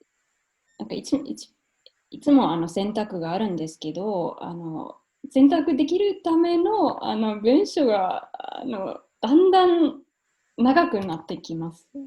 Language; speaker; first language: Japanese; non-native, fluent; German